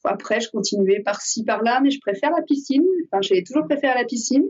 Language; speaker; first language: French; native; French